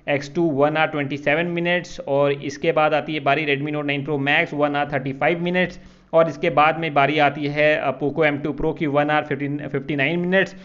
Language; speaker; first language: Hindi; native; Hindi